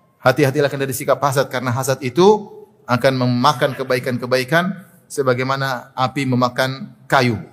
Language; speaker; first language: Indonesian; native; Indonesian